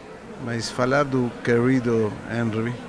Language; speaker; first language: Portuguese; non-native, fluent; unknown